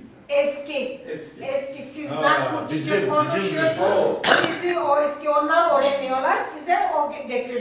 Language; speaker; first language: Turkish; non-native, learner; Georgian